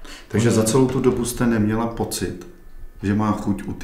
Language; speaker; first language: Czech; native; Czech